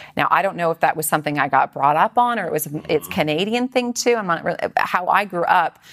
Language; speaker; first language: English; native; English